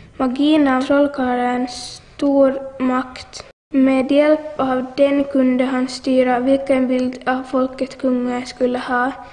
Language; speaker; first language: Swedish; native; Swedish